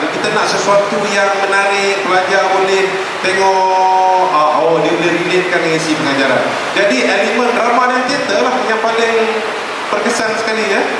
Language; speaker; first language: Malay; native; Malay